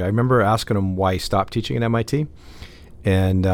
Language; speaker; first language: English; native; English